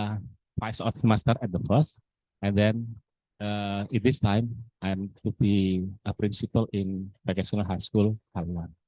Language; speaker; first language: English; non-native, learner; Indonesian